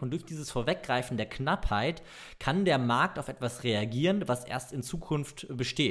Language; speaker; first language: German; native; German